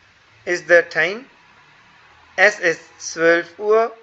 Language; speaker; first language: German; non-native, fluent; Hindi